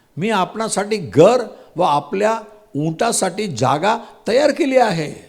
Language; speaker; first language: Marathi; non-native, local second language; Tamil